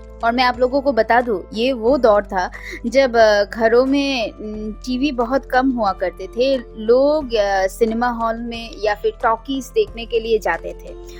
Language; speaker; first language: Hindi; non-native, local second language; Bangla